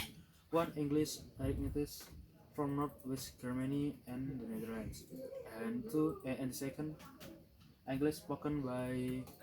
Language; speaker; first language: English; non-native, learner; Indonesian